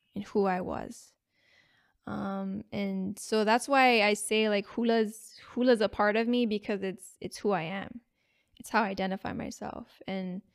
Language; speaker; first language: English; native; English